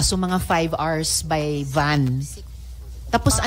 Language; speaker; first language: Filipino; native; Filipino